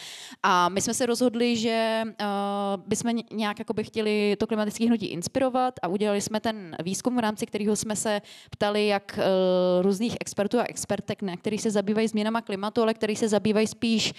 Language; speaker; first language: Czech; native; Czech